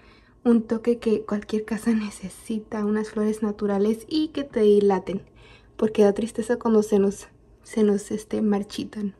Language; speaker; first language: Spanish; native; Spanish